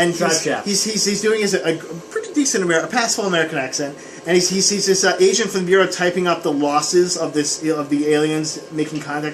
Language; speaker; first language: English; native; English